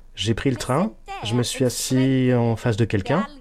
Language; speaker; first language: French; non-native, fluent; Spanish